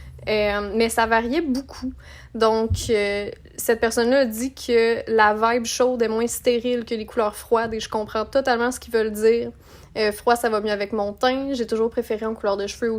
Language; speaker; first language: French; native; French